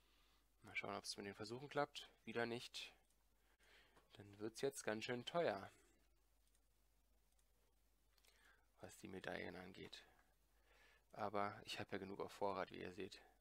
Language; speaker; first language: German; native; German